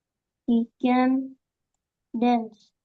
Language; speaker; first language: English; non-native, learner; Indonesian